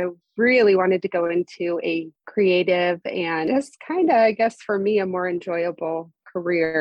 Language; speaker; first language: English; native; English